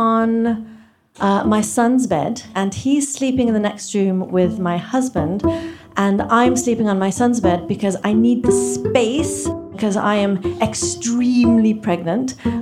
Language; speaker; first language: English; native; English